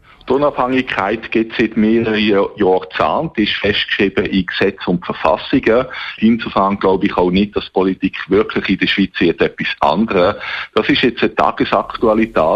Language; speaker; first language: German; native; German